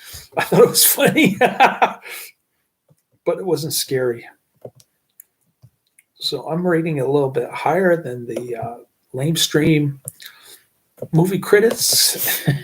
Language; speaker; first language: English; native; English